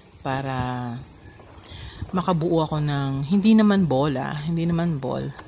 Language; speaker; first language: Filipino; non-native, local second language; Pampanga